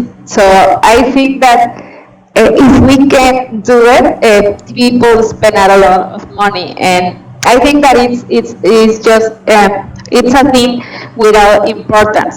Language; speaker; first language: English; non-native, fluent; Spanish